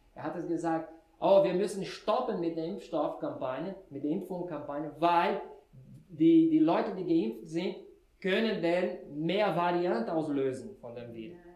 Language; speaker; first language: German; non-native, fluent; Portuguese